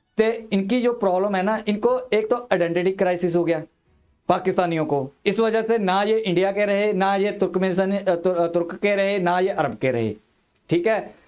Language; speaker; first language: Hindi; non-native, local second language; Punjabi